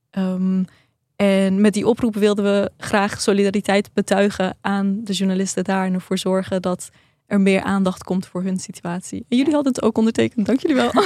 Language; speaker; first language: Dutch; early bilingual, other home language; Persian